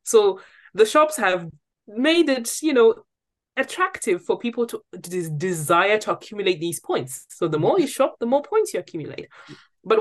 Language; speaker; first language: English; non-native, local second language; Shona